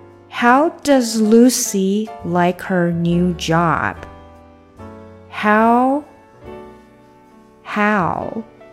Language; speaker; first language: English; non-native, fluent; Chinese